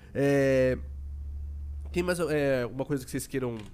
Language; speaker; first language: Portuguese; native; Portuguese